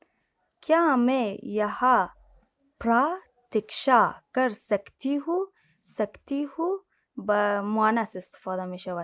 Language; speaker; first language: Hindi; non-native, fluent; Persian